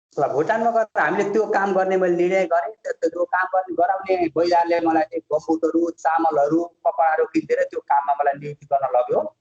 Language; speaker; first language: Nepali; native; Nepali